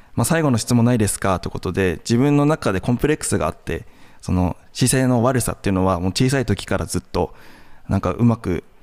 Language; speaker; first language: Japanese; native; Japanese